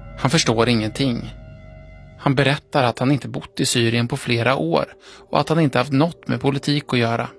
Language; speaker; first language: Swedish; native; Swedish